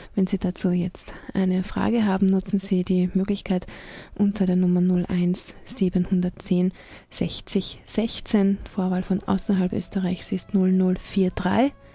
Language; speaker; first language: German; native; German